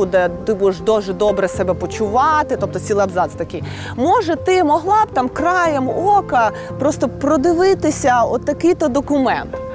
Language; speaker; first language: Ukrainian; native; Ukrainian